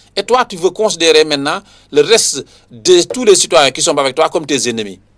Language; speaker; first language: French; non-native, local second language; Wolof